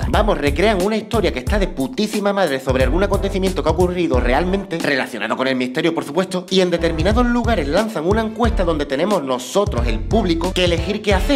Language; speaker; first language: Spanish; native; Spanish